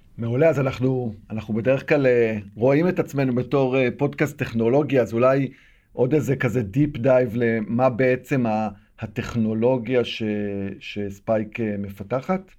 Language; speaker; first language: Hebrew; native; Hebrew